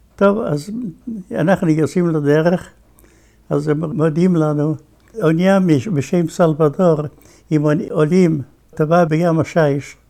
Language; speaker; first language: Hebrew; non-native, fluent; Romanian